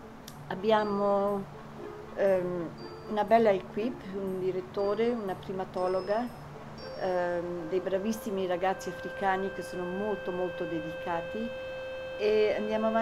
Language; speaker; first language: Italian; early bilingual, heritage; Italian